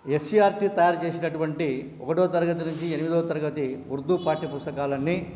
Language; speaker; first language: Telugu; non-native, local second language; Urdu